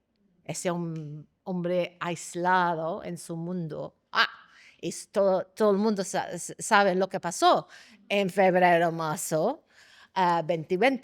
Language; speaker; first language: Spanish; non-native, fluent; English